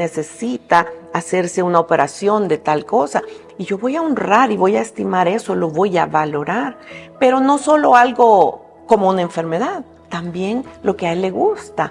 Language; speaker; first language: Spanish; native; Spanish